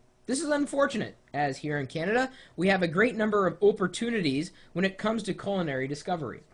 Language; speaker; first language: English; native; English